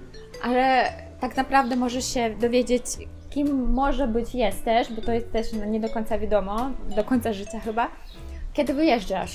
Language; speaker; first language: Polish; non-native, fluent; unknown